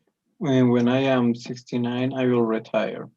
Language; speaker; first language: English; non-native, learner; Spanish